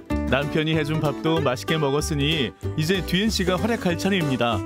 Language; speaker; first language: Korean; native; Korean